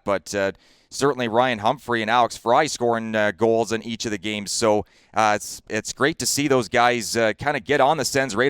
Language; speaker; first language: English; native; English